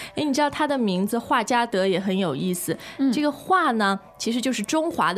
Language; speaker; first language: Chinese; native; Chinese